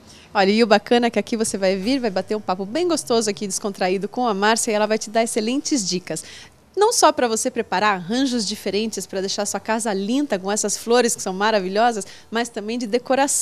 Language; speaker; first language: Portuguese; native; Portuguese